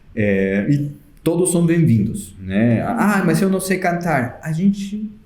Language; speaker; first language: Portuguese; non-native, fluent; Spanish